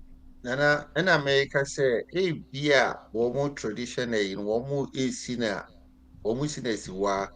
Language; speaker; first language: English; non-native, local second language; Akan